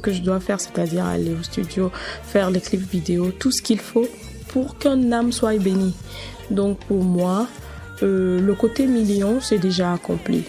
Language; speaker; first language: French; non-native, local second language; Ewe